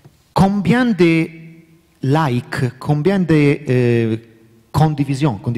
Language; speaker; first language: French; non-native, learner; Italian